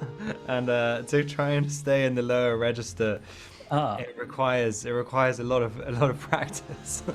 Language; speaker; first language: English; native; English